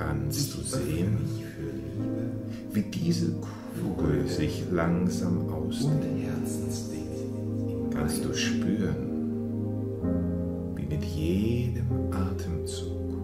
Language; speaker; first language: German; native; German